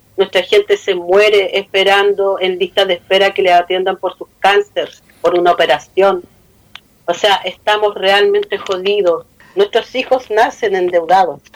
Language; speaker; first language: Spanish; non-native, local second language; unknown